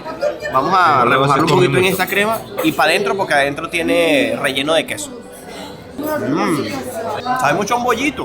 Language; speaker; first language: Spanish; native; Spanish